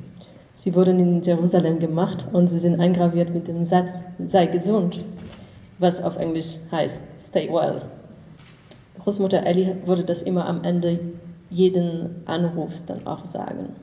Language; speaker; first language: German; non-native, learner; English